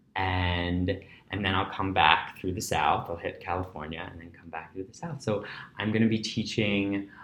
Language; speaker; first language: English; native; English